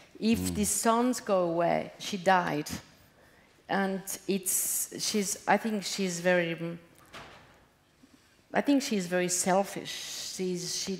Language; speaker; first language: English; non-native, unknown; French